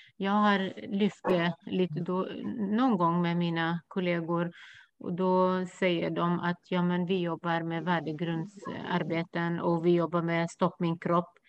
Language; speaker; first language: Swedish; non-native, fluent; Kurdish